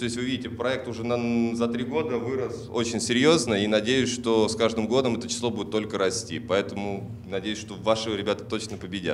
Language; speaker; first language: Russian; native; Russian